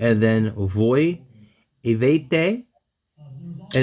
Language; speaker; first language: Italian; non-native, learner; English